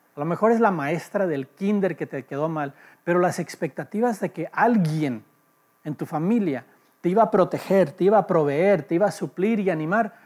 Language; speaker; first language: Spanish; early bilingual, heritage; Spanish